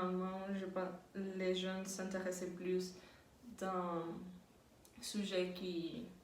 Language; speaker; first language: French; non-native, learner; Spanish